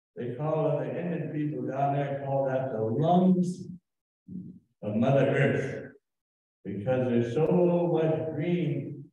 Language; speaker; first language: English; native; English